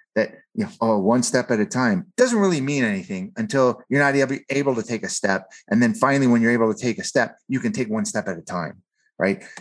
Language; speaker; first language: English; native; English